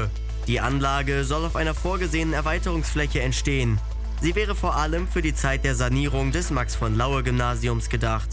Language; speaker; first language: German; native; German